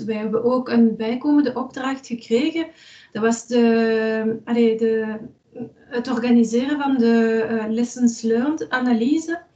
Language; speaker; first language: Dutch; non-native, local second language; French